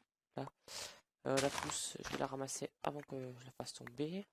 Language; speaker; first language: French; native; French